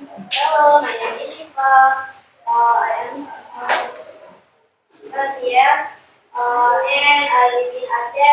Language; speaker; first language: English; non-native, learner; Indonesian